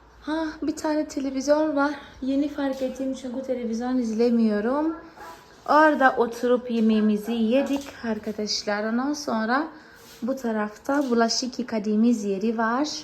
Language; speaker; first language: Turkish; non-native, fluent; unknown